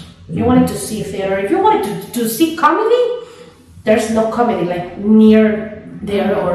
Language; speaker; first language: English; non-native, fluent; Spanish